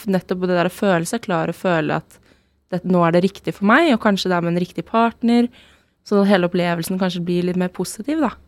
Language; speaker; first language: Norwegian; native; Norwegian